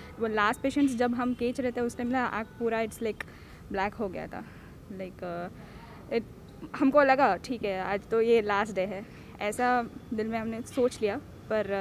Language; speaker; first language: Hindi; non-native, local second language; Telugu